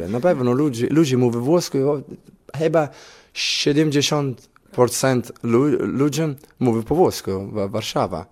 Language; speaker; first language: Polish; non-native, learner; Italian